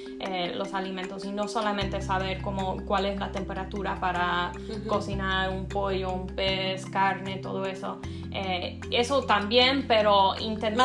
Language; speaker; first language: Spanish; non-native, fluent; English